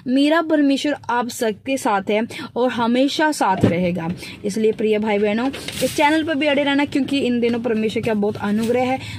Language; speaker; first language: Hindi; non-native, local second language; Punjabi